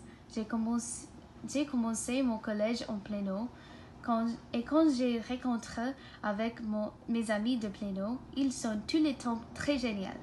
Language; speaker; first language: French; non-native, learner; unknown